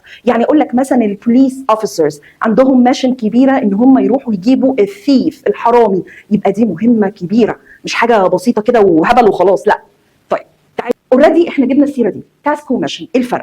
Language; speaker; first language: Arabic; native; Arabic